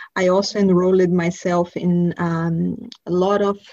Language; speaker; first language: English; non-native, fluent; Portuguese